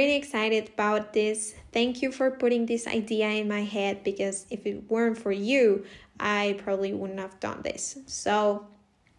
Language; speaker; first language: English; non-native, fluent; Spanish